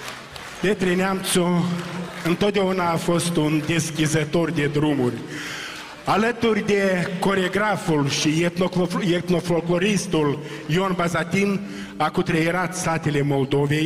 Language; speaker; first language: Romanian; native; Romanian